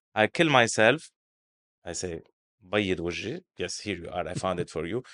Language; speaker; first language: English; non-native, fluent; Arabic